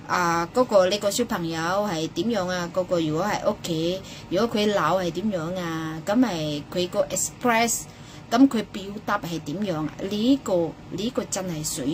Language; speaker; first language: Cantonese; non-native, fluent; Indonesian